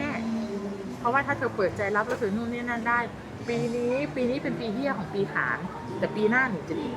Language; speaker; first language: Thai; native; Thai